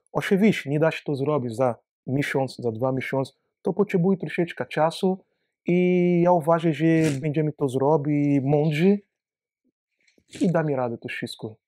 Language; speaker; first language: Polish; non-native, learner; Portuguese